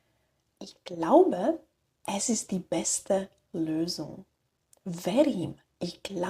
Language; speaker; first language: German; non-native, fluent; Slovak